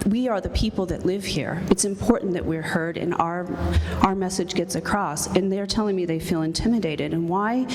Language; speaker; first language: English; native; English